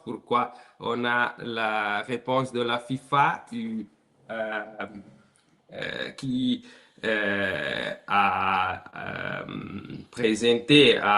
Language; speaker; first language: French; non-native, learner; Italian